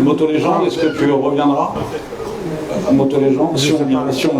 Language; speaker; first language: French; native; French